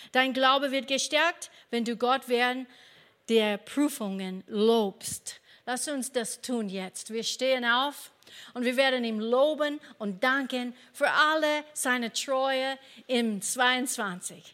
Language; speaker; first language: German; non-native, fluent; English